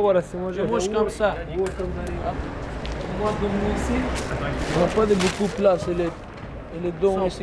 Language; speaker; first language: French; non-native, learner; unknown